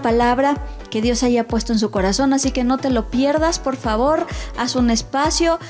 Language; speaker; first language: Spanish; native; Spanish